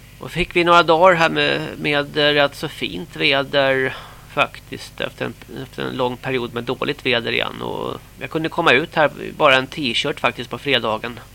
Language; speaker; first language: Swedish; native; Swedish